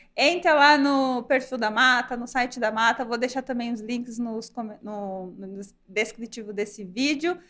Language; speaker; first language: Portuguese; native; Portuguese